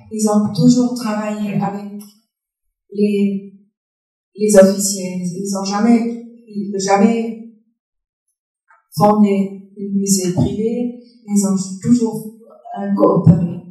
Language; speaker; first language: French; non-native, fluent; German